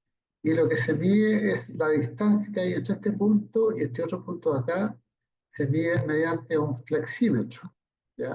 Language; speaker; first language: Spanish; native; Spanish